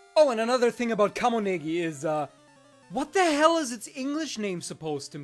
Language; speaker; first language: English; native; English